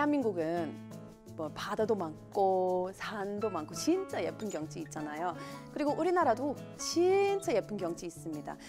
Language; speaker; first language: Korean; non-native, fluent; English